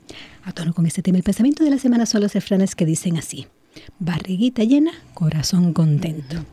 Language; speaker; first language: Spanish; native; Spanish